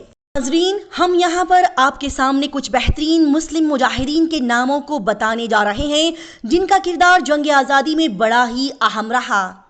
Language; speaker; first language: Urdu; native; Urdu